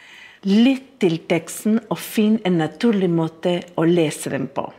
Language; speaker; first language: Norwegian; non-native, fluent; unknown